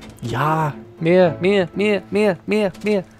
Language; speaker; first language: German; native; German